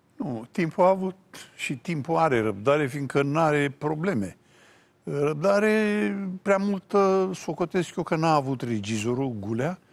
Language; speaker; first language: Romanian; native; Romanian